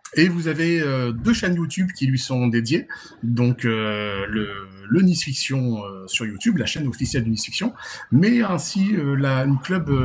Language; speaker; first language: French; native; French